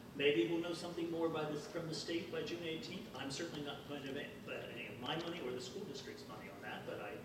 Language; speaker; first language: English; native; English